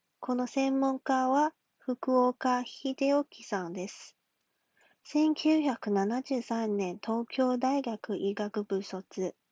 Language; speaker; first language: Japanese; non-native, fluent; Chinese